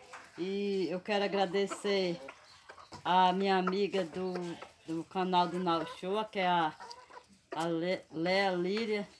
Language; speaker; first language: Portuguese; native; Portuguese